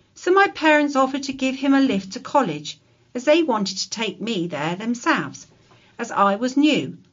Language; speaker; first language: English; native; English